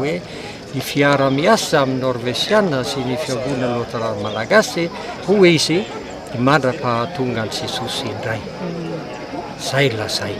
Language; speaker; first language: Malagasy; non-native, fluent; Norwegian